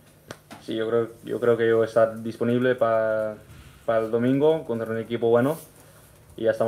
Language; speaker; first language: Spanish; early bilingual, heritage; English